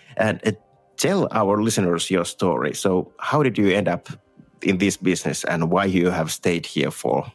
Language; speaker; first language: English; non-native, fluent; Finnish